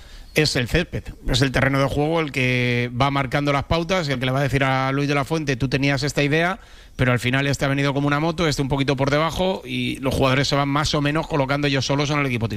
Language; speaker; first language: Spanish; native; Spanish